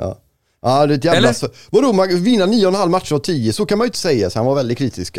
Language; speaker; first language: Swedish; native; Swedish